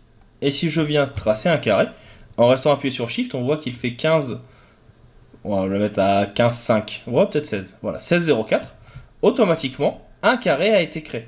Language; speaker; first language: French; native; French